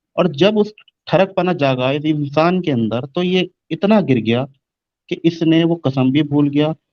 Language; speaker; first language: Hindi; native; Hindi